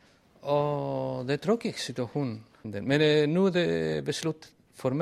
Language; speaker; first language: Swedish; non-native, learner; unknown